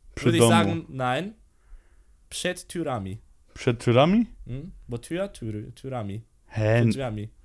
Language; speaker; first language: German; early bilingual, other home language; Polish